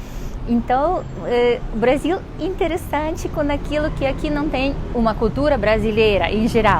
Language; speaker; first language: Portuguese; non-native, fluent; Russian